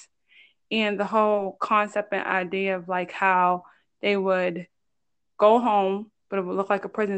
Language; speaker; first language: English; native; English